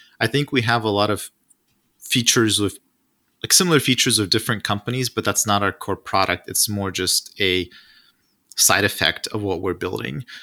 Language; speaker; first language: English; non-native, fluent; Russian